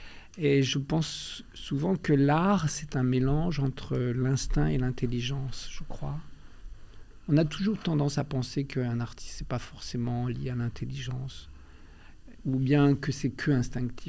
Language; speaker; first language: French; early bilingual, other home language; Albanian